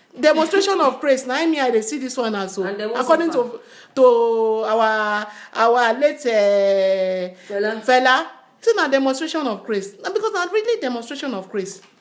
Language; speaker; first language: Nigerian Pidgin; non-native, local second language; Yoruba